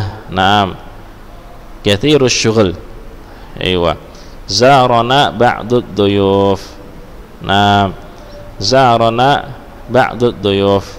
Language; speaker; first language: Arabic; non-native, fluent; Indonesian